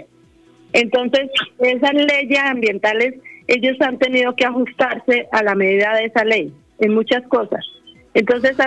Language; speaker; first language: Spanish; native; Spanish